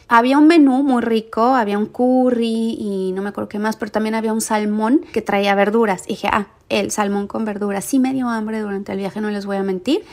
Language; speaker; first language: Spanish; native; Spanish